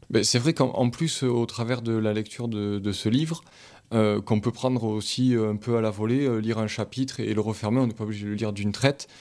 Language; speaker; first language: French; native; French